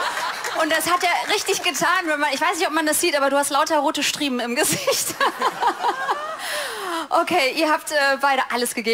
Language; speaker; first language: German; native; German